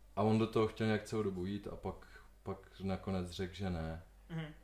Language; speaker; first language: Czech; early bilingual, other home language; Slovak